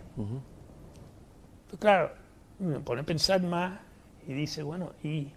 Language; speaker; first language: Spanish; early bilingual, heritage; Spanish